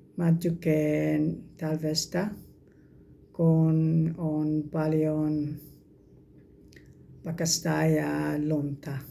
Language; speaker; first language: Finnish; non-native, learner; Burmese